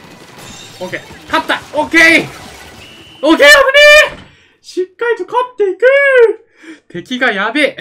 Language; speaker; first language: Japanese; native; Japanese